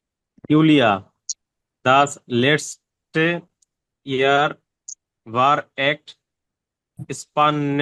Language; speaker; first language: German; non-native, learner; Bangla